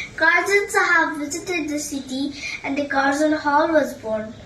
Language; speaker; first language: English; non-native, local second language; Assamese